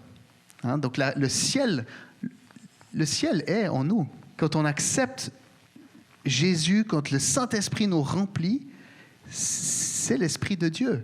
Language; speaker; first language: French; native; French